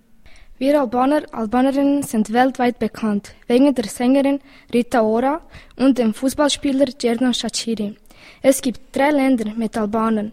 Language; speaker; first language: German; early bilingual, other home language; Albanian